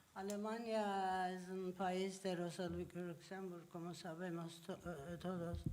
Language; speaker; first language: Spanish; non-native, learner; Turkish